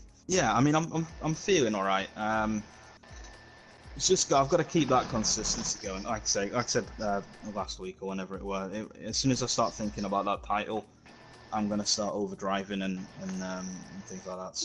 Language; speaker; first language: English; native; English